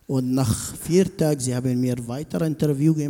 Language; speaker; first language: German; non-native, learner; Arabic